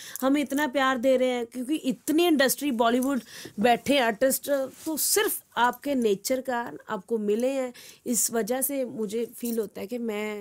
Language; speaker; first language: Hindi; non-native, local second language; Punjabi